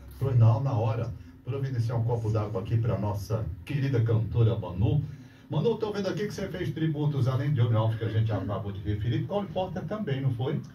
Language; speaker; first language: Portuguese; native; Portuguese